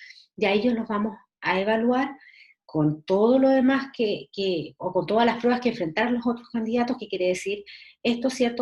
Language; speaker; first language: Spanish; native; Spanish